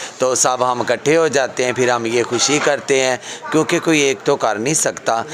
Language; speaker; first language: Urdu; non-native, local second language; Punjabi